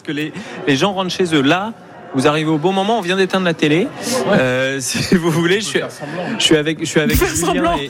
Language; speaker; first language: French; native; French